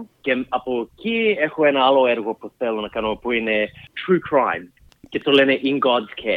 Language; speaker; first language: Greek; early bilingual, heritage; Greek